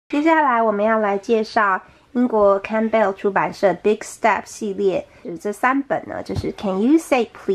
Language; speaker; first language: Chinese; native; Chinese